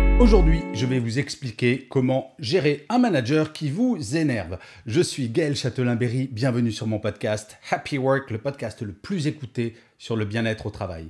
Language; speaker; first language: French; native; French